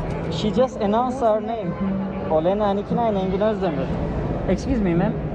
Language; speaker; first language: English; non-native, fluent; Turkish